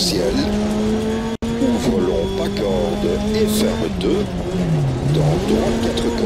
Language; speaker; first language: French; native; French